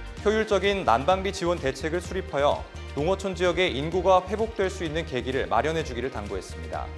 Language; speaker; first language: Korean; native; Korean